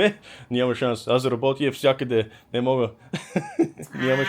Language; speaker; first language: Bulgarian; non-native, learner; English